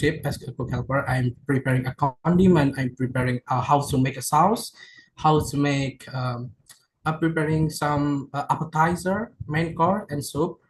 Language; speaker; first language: English; non-native, learner; Indonesian